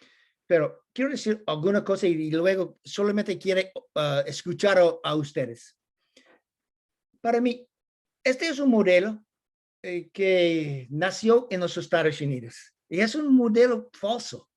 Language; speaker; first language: Spanish; non-native, learner; English